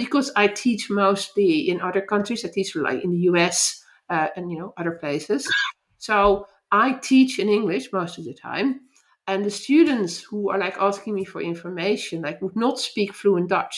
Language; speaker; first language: English; non-native, fluent; Dutch